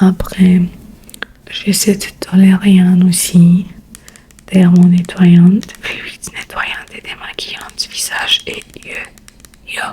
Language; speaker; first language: French; non-native, learner; Spanish